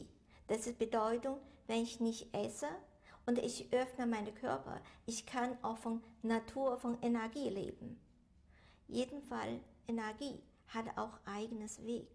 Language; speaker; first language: German; non-native, learner; Chinese